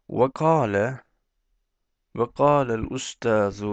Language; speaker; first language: Arabic; non-native, fluent; Turkish